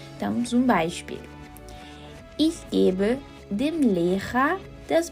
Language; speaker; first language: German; non-native, fluent; Portuguese